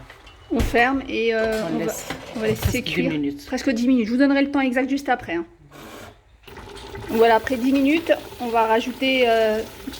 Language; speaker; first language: French; native; French